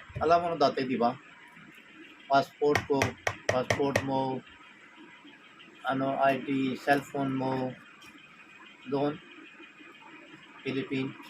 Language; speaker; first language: Filipino; non-native, learner; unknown